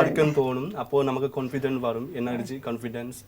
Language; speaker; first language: Malayalam; non-native, learner; Assamese